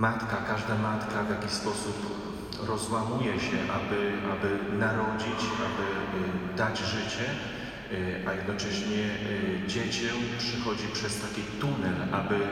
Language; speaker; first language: Polish; native; Polish